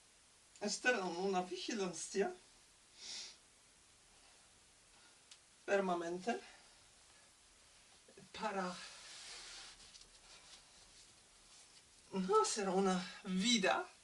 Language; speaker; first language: Spanish; non-native, learner; French